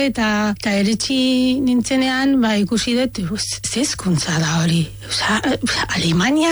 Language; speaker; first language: Basque; non-native, fluent; Arabic